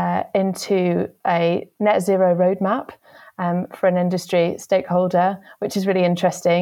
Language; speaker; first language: English; native; English